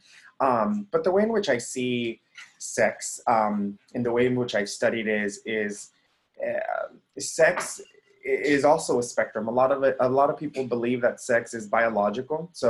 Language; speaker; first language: English; early bilingual, other home language; Spanish